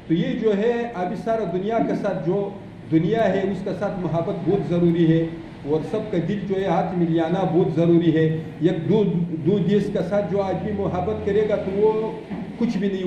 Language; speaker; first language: Hindi; non-native, learner; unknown